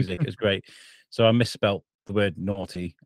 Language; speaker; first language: English; native; English